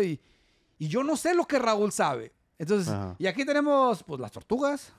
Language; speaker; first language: Spanish; native; Spanish